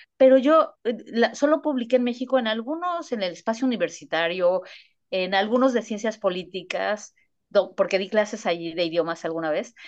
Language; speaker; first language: Spanish; native; Spanish